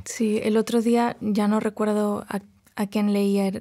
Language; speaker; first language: Spanish; non-native, local second language; Galician